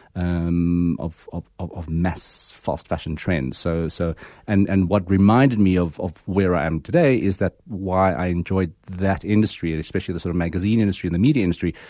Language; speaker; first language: English; native; English